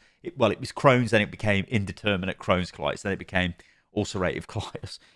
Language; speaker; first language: English; native; English